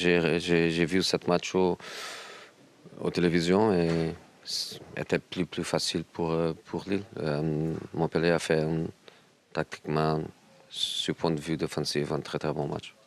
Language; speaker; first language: French; non-native, learner; Portuguese